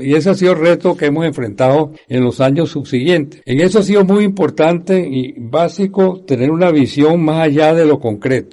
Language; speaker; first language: Spanish; native; Spanish